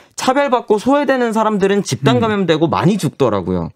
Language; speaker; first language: Korean; native; Korean